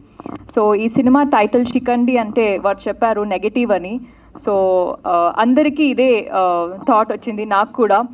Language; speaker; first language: Telugu; non-native, learner; Kannada